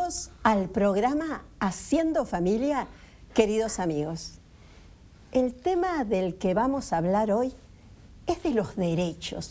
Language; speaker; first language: Spanish; native; Spanish